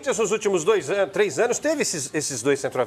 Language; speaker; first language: Portuguese; native; Portuguese